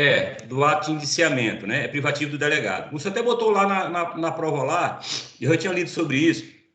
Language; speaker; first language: Portuguese; native; Portuguese